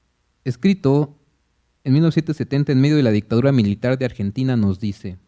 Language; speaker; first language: Spanish; native; Spanish